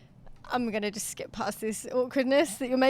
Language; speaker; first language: English; native; English